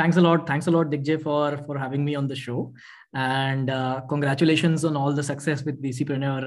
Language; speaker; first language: English; non-native, local second language; Hindi